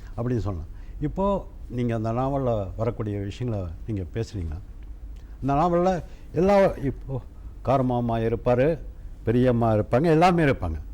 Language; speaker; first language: Tamil; native; Tamil